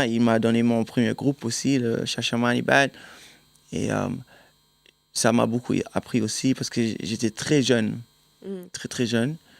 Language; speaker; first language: French; non-native, fluent; German